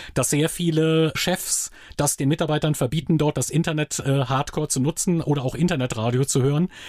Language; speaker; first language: German; native; German